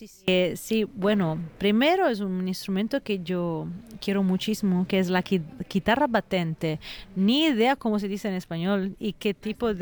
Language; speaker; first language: Spanish; non-native, fluent; Italian